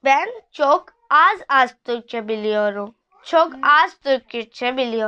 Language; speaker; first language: Turkish; non-native, learner; Urdu